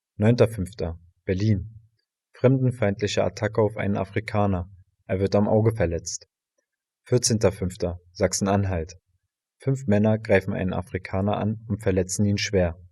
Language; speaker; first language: German; native; German